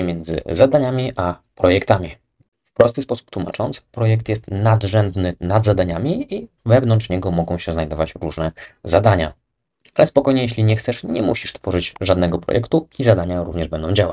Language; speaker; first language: Polish; native; Polish